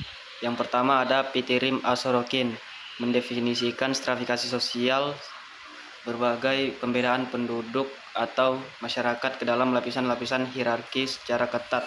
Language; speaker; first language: Indonesian; native; Indonesian